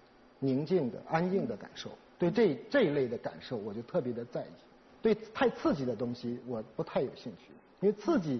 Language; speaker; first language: Chinese; native; Chinese